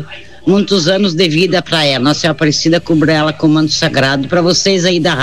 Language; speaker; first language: Portuguese; native; Portuguese